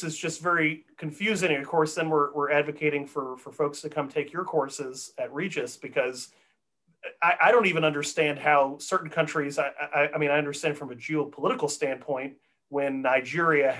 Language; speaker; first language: English; native; English